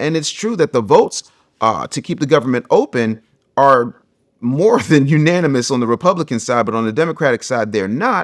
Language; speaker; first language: English; native; English